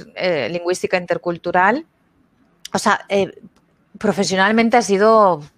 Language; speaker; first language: Spanish; native; Spanish